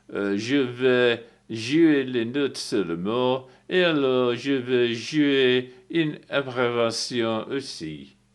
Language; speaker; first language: French; non-native, learner; English